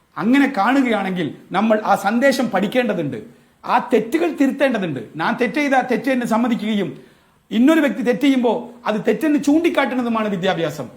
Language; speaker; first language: Malayalam; non-native, local second language; Tamil